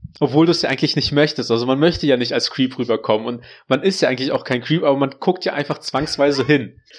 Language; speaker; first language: German; early bilingual, other home language; Russian